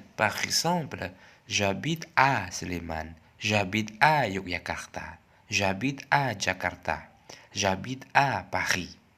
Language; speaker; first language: French; non-native, fluent; Indonesian